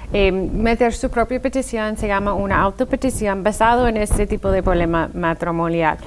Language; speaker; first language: Spanish; non-native, fluent; English